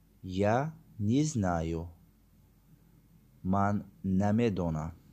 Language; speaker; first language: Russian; non-native, learner; Tajik